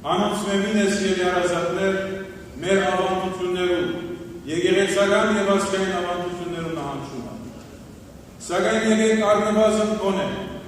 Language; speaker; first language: Armenian; early bilingual, heritage; Armenian